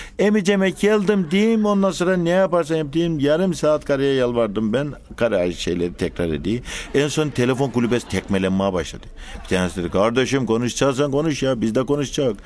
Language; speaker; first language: Turkish; native; Turkish